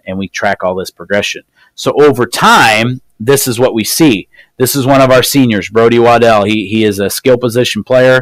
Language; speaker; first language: English; native; English